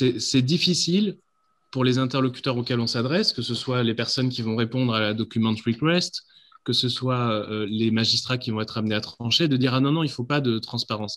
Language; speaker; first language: French; native; French